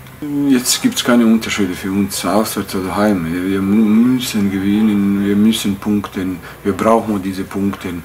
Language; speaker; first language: German; non-native, fluent; Bosnian